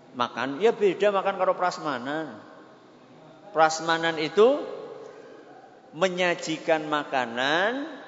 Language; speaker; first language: Indonesian; non-native, local second language; Javanese